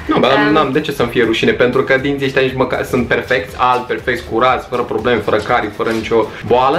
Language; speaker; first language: Romanian; native; Romanian